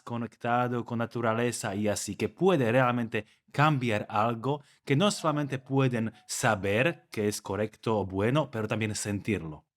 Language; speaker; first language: Spanish; non-native, fluent; Slovak